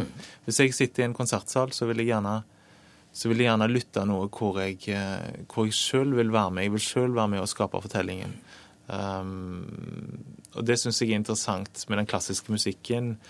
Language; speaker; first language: Norwegian; native; Norwegian